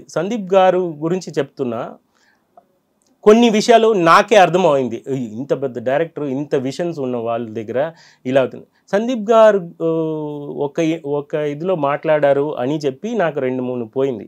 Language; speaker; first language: Telugu; non-native, fluent; Tamil